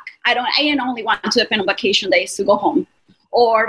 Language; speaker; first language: English; non-native, fluent; Spanish